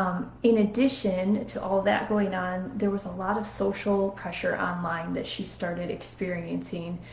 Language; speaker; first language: English; native; English